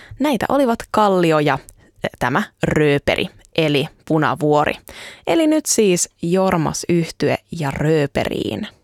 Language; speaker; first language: Finnish; native; Finnish